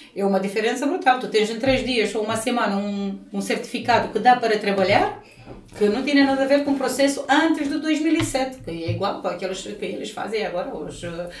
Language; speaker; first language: Portuguese; non-native, fluent; Romanian